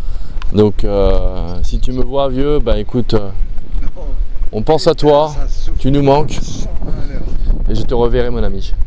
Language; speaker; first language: French; native; French